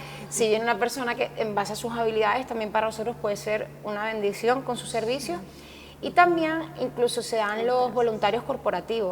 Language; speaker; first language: Spanish; native; Spanish